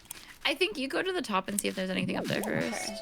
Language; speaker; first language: English; native; English